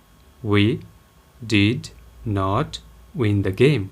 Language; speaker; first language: English; non-native, local second language; Nepali